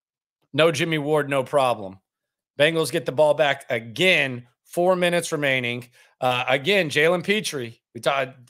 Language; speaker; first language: English; native; English